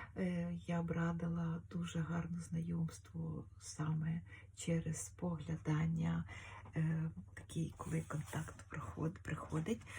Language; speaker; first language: Ukrainian; native; Ukrainian